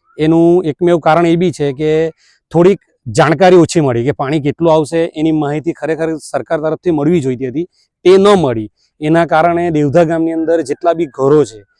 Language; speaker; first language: Gujarati; native; Gujarati